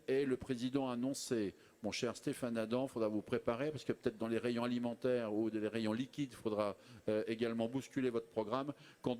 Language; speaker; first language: French; native; French